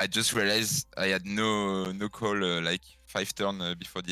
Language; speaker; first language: English; non-native, fluent; French